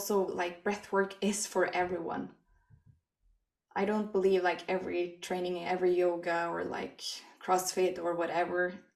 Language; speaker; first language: English; non-native, fluent; Swedish